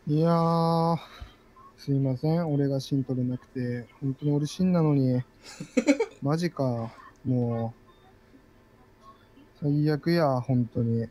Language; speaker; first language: Japanese; native; Japanese